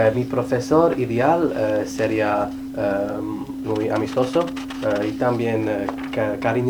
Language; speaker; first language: Spanish; non-native, learner; English